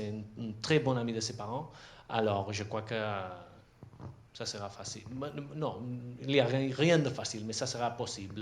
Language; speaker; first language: French; non-native, fluent; Catalan